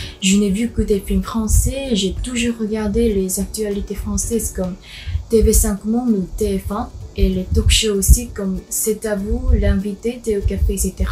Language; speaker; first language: French; non-native, fluent; Korean